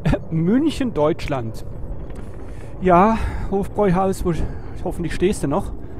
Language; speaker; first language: German; non-native, fluent; Swiss German